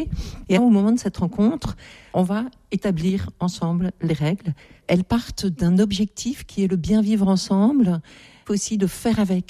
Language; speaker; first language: French; native; French